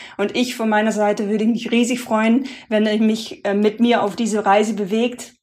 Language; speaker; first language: German; non-native, fluent; Dutch